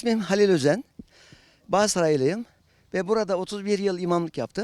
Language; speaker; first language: Turkish; native; Turkish